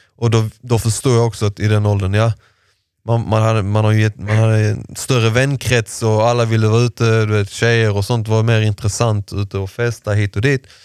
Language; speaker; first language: Swedish; early bilingual, other home language; Persian